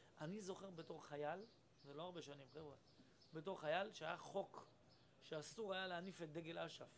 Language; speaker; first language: Hebrew; native; Hebrew